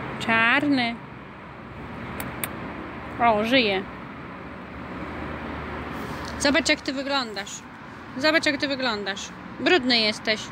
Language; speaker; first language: Polish; native; Polish